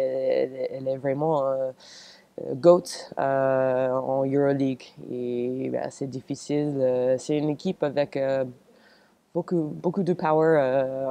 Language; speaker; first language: French; non-native, fluent; English